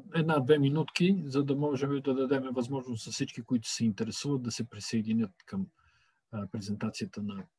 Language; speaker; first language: Bulgarian; native; Bulgarian